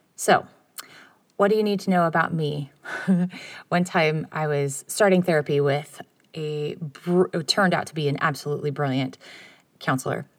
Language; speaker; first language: English; native; English